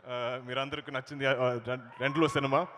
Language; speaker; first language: Telugu; non-native, learner; Malayalam